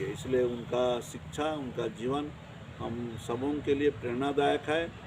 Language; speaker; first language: Hindi; non-native, local second language; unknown